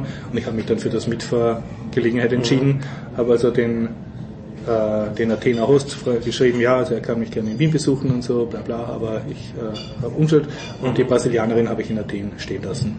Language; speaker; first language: German; native; German